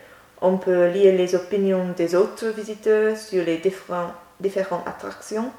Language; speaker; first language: French; non-native, learner; English